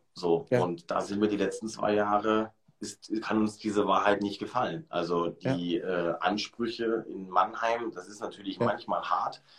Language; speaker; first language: German; native; German